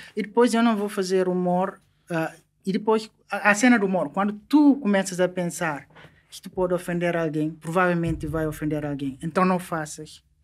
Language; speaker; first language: Portuguese; non-native, local second language; Upper Guinea Crioulo